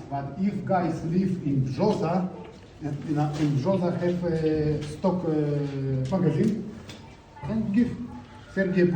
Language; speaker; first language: English; non-native, learner; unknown